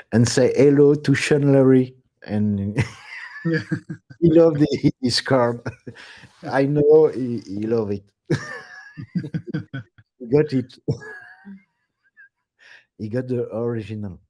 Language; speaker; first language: English; non-native, learner; French